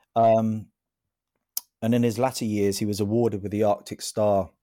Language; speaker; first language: English; native; English